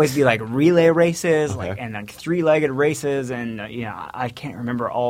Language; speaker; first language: English; native; English